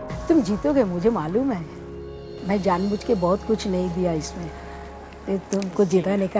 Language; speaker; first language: Hindi; non-native, local second language; Bangla